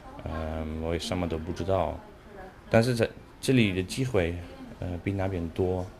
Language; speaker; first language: Chinese; non-native, fluent; Dutch